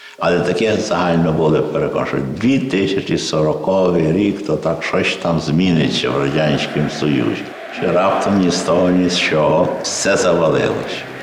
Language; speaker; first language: Ukrainian; native; Ukrainian